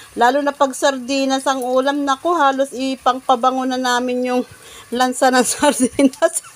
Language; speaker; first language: Filipino; non-native, local second language; Iloko